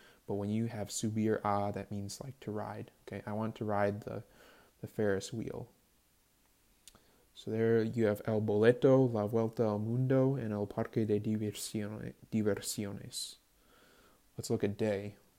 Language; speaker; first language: English; native; English